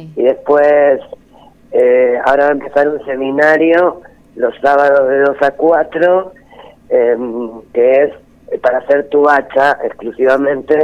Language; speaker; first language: Spanish; native; Spanish